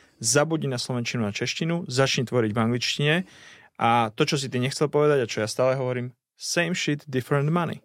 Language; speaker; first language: Slovak; native; Slovak